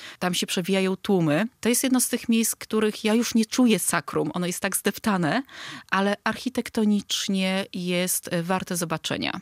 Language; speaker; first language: Polish; native; Polish